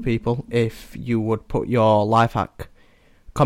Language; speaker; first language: English; native; English